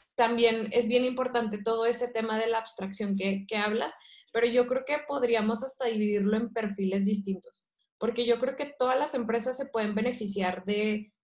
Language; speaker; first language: Spanish; native; Spanish